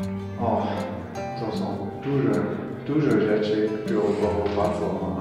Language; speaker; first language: Polish; non-native, learner; German